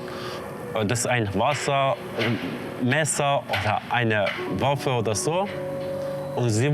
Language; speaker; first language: German; non-native, learner; Kurdish